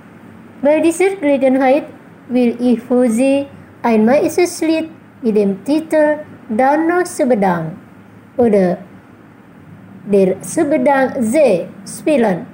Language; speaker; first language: German; non-native, learner; Indonesian